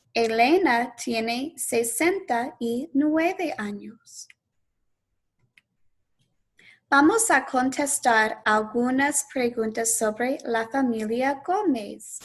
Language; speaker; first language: Spanish; non-native, fluent; English